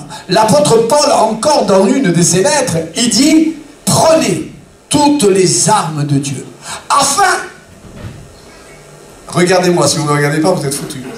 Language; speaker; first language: French; native; French